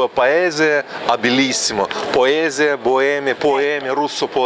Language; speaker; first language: Italian; non-native, learner; Russian